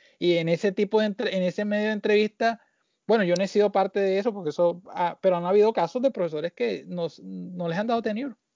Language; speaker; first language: Spanish; native; Spanish